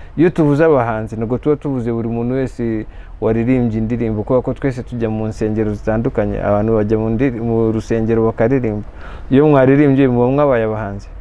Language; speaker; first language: Kinyarwanda; early bilingual, heritage; Kinyarwanda